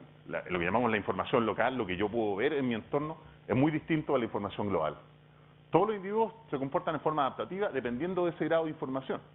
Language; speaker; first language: Spanish; native; Spanish